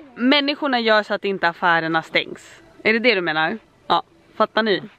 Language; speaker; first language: Swedish; native; Swedish